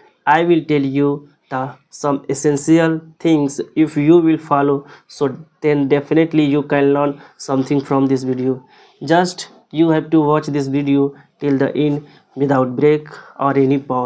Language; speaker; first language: English; non-native, local second language; Hindi